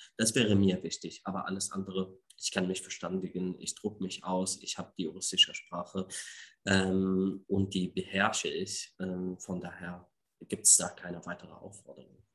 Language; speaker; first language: German; non-native, fluent; Arabic